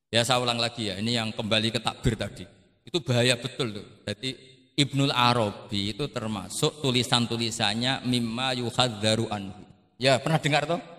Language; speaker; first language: Indonesian; non-native, local second language; Javanese